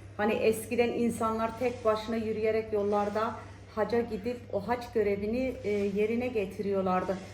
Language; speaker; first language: Turkish; native; Turkish